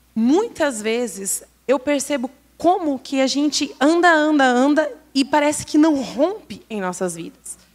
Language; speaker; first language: Portuguese; native; Portuguese